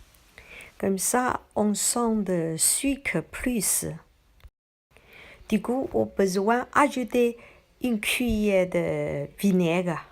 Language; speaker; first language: French; non-native, learner; Chinese